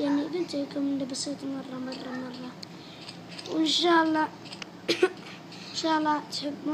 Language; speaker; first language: Arabic; native; Arabic